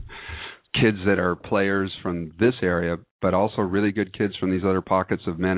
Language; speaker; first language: English; native; English